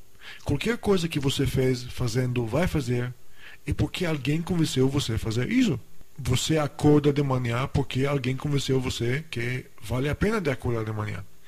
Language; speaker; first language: Portuguese; non-native, fluent; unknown